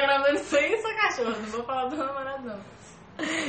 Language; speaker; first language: Portuguese; native; Portuguese